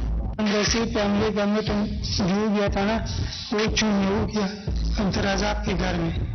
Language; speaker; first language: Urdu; non-native, local second language; Pashto